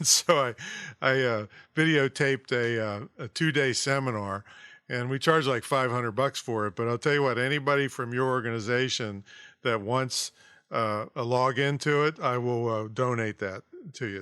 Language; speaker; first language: English; native; English